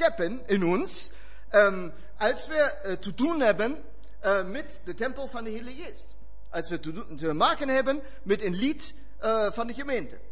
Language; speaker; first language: Dutch; non-native, fluent; German